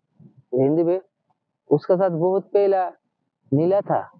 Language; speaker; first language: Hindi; non-native, learner; Bangla